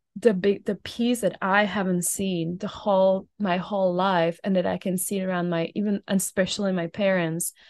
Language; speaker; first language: English; non-native, fluent; Czech